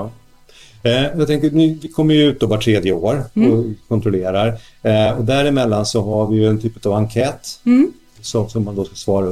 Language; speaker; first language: Swedish; native; Swedish